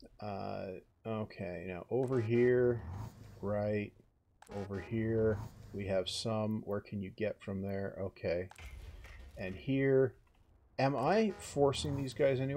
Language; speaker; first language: English; native; English